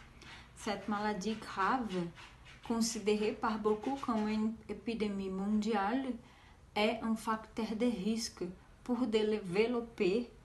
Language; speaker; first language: French; non-native, learner; Portuguese